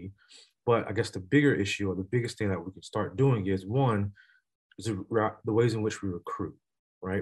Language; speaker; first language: English; native; English